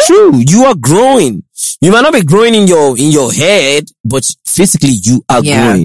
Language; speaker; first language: English; non-native, local second language; Yoruba